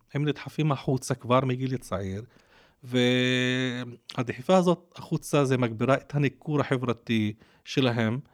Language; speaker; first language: Hebrew; non-native, local second language; Arabic